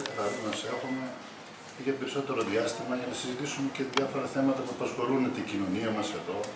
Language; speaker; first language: Greek; native; Greek